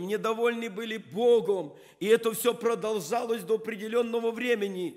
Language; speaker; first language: Russian; non-native, local second language; Ukrainian